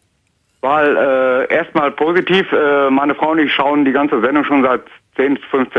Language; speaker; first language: German; native; German